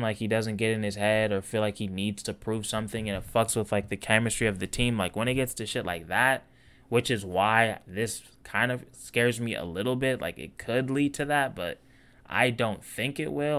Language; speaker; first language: English; native; English